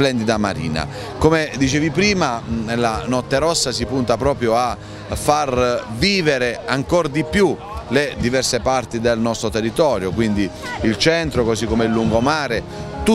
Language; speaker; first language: Italian; native; Italian